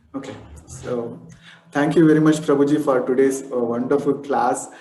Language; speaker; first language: English; non-native, local second language; Kannada